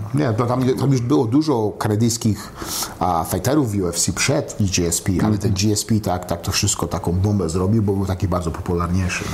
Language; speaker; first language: Polish; early bilingual, heritage; Polish